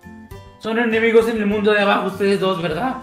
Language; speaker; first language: Spanish; native; Spanish